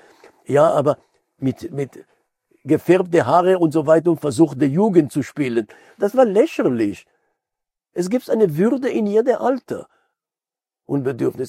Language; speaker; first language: German; non-native, fluent; Hebrew